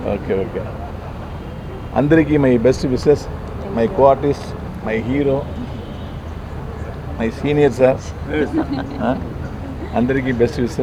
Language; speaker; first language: Telugu; non-native, learner; Tamil